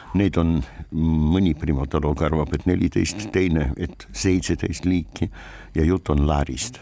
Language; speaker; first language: Estonian; non-native, local second language; Russian